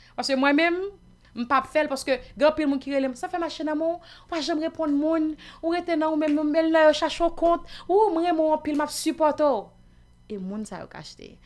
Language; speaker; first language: Haitian Creole; native; Haitian Creole